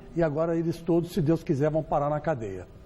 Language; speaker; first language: Portuguese; native; Portuguese